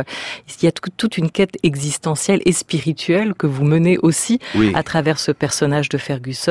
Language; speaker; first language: French; native; French